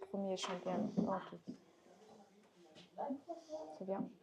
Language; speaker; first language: French; non-native, learner; Russian